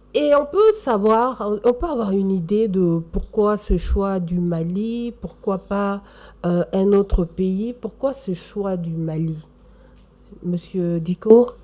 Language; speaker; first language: French; non-native, local second language; Bambara